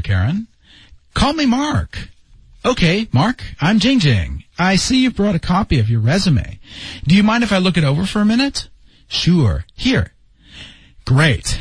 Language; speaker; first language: English; native; English